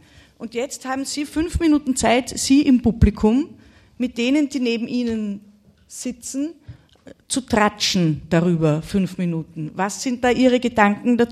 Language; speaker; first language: German; native; German